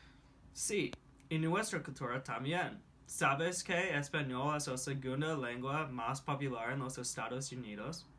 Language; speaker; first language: Spanish; non-native, learner; English